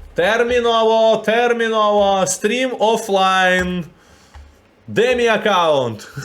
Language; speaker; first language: Ukrainian; non-native, local second language; Russian